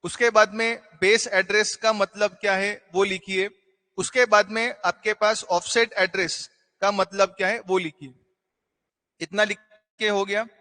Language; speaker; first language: Hindi; non-native, local second language; Marathi